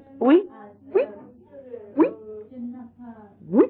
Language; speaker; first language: French; non-native, learner; English